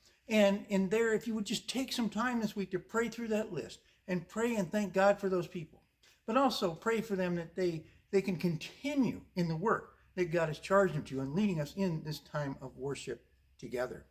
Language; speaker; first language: English; native; English